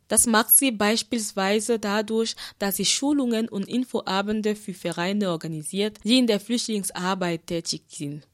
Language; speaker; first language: German; native; German